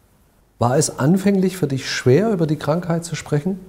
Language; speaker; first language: German; native; German